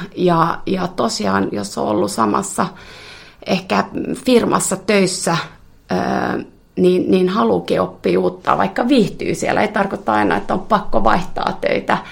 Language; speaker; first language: Finnish; non-native, local second language; Swedish